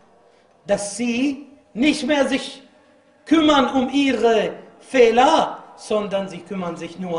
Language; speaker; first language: German; non-native, fluent; Arabic